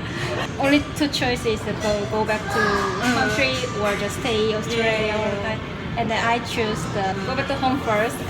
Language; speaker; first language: English; non-native, learner; Korean